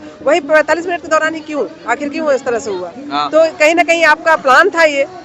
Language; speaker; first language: Hindi; native; Hindi